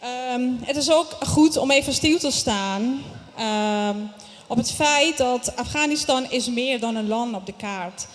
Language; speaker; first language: Dutch; non-native, fluent; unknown